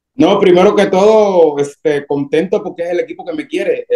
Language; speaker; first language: Spanish; native; Spanish